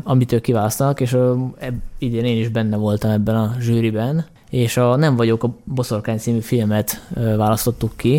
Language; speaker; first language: Hungarian; native; Hungarian